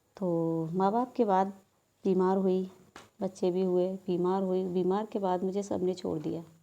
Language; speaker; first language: Hindi; non-native, local second language; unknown